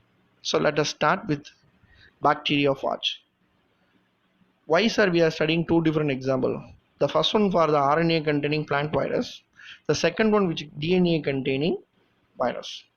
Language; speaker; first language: English; non-native, local second language; Tamil